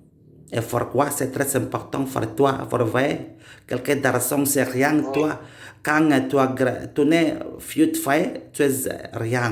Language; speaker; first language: French; non-native, learner; Indonesian